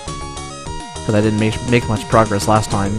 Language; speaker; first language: English; native; English